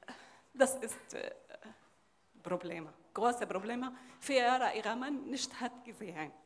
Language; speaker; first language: German; non-native, learner; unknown